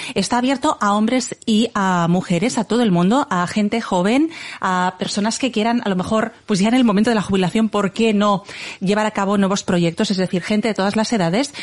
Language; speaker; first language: Spanish; native; Spanish